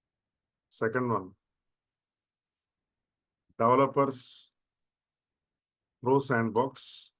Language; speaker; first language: English; non-native, local second language; Telugu